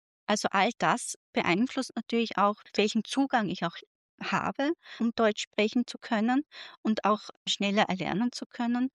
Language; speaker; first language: German; native; German